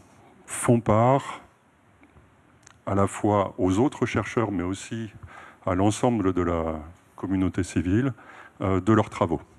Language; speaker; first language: French; native; French